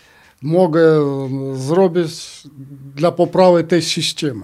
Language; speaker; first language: Polish; non-native, fluent; Russian